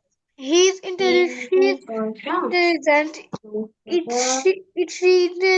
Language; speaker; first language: English; non-native, learner; Bangla